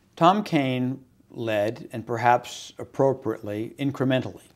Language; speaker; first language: English; native; English